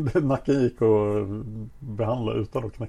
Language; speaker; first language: Swedish; native; Swedish